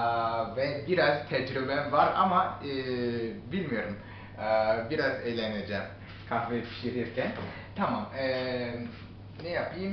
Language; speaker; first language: Turkish; non-native, learner; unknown